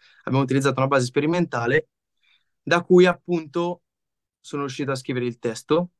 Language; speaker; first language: Italian; native; Italian